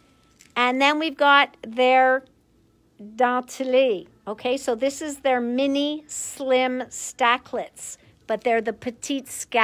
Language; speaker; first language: English; native; English